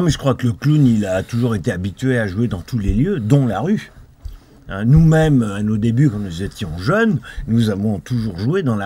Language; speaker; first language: French; native; French